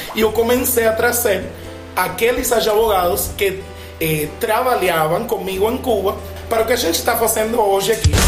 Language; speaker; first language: Portuguese; non-native, fluent; Spanish